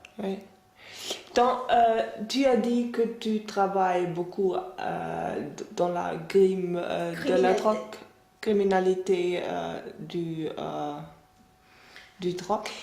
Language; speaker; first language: French; non-native, fluent; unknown